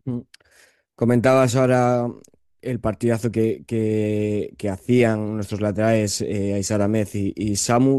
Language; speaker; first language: Spanish; native; Spanish